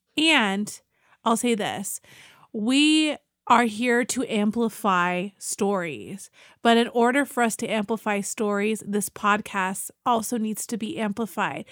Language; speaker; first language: English; native; English